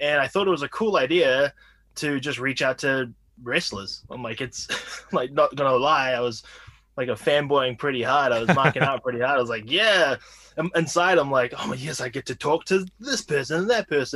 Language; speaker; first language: English; native; English